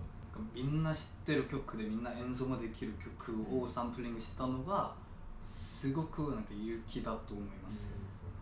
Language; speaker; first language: Japanese; non-native, learner; Korean